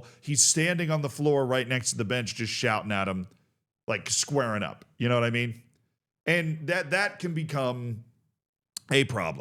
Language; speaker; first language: English; native; English